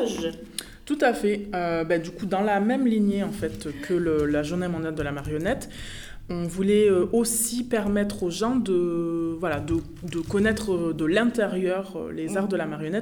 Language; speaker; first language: French; native; French